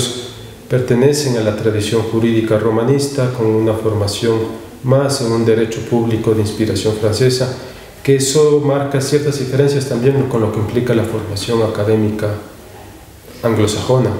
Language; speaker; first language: Spanish; native; Spanish